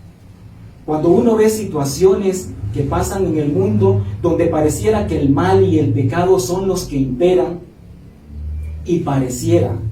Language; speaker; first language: Spanish; native; Spanish